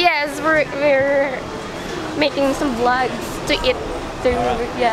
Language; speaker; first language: English; non-native, fluent; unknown